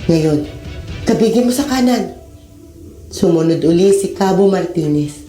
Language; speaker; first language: Filipino; native; Filipino